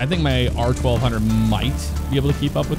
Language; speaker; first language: English; native; English